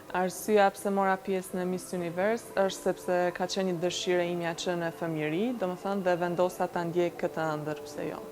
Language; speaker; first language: Albanian; native; Albanian